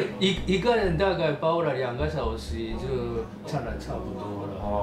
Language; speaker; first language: Chinese; non-native, fluent; Japanese